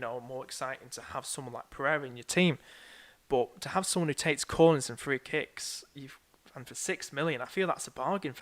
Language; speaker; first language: English; native; English